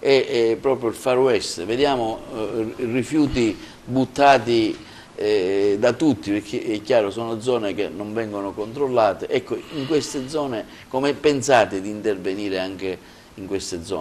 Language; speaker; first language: Italian; native; Italian